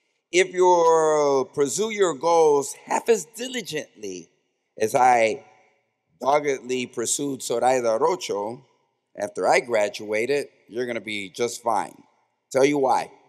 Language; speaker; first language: English; native; English